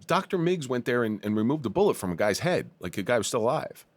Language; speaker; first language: English; native; English